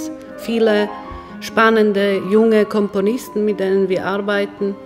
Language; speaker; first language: German; non-native, fluent; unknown